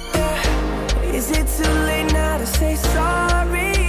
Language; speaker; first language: English; non-native, local second language; Bangla